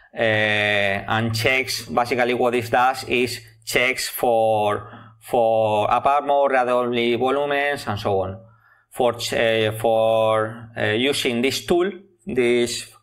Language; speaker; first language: English; non-native, learner; Spanish